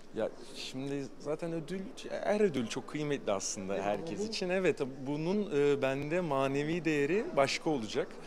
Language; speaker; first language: Turkish; native; Turkish